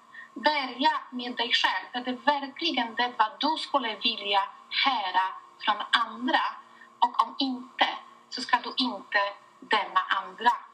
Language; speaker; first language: Swedish; non-native, fluent; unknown